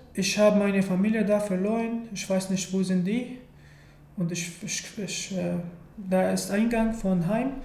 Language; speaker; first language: German; non-native, learner; Arabic